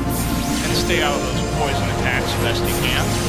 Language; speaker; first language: English; native; English